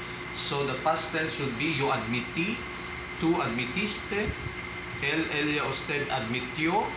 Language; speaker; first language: Spanish; non-native, fluent; Filipino